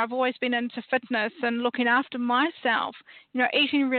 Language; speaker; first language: English; native; English